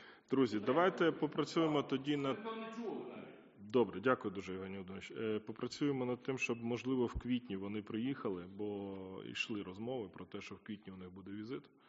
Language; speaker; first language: Ukrainian; native; Ukrainian